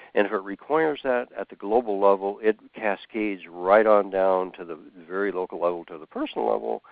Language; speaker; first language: English; native; English